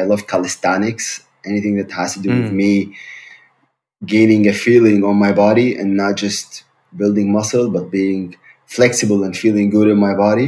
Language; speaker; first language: English; non-native, fluent; Arabic